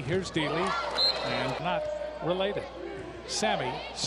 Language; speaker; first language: English; native; English